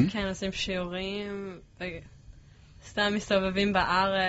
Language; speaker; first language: Hebrew; early bilingual, heritage; English